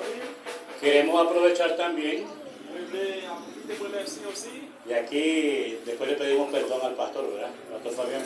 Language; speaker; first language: Spanish; native; Spanish